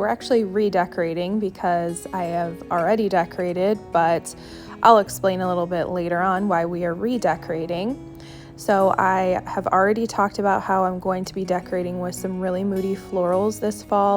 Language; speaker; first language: English; native; English